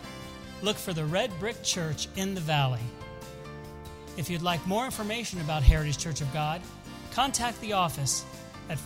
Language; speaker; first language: English; native; English